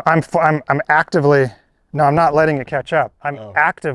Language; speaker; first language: English; native; English